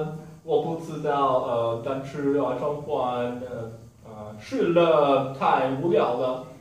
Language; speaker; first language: Chinese; non-native, learner; Portuguese